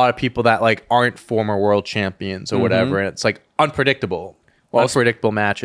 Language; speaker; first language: English; native; English